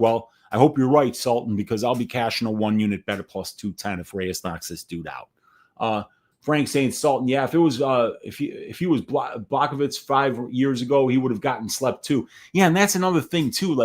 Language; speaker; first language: English; native; English